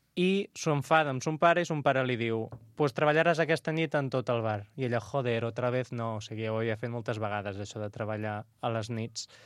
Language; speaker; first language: Catalan; non-native, local second language; Spanish